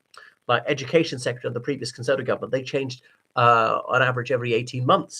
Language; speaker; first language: English; native; English